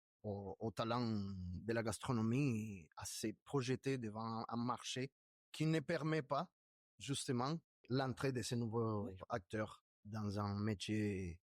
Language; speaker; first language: French; non-native, fluent; Spanish